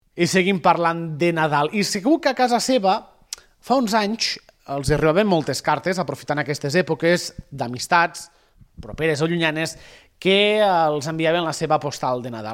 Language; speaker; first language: Catalan; native; Catalan